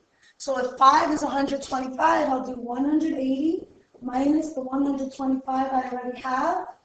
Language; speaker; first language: English; native; English